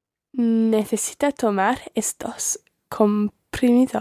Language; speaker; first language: Spanish; non-native, learner; English